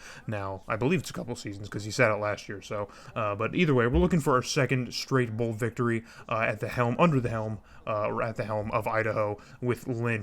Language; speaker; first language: English; native; English